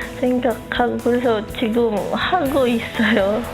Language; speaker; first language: Korean; non-native, learner; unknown